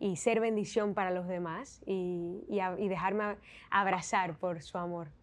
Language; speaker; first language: Spanish; native; Spanish